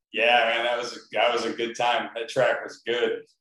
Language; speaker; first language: English; native; English